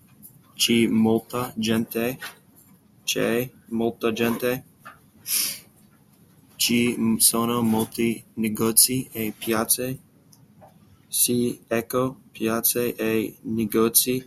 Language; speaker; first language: Italian; non-native, learner; English